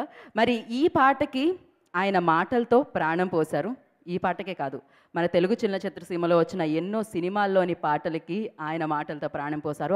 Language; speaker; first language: Telugu; native; Telugu